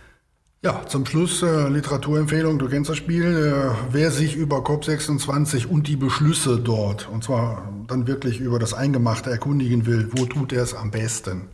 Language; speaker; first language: German; native; German